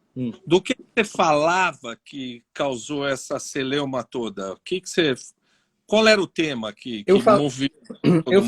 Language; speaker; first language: Portuguese; native; Portuguese